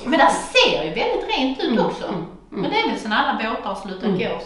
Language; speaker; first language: Swedish; native; Swedish